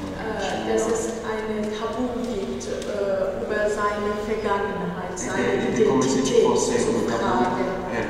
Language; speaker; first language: German; non-native, fluent; Persian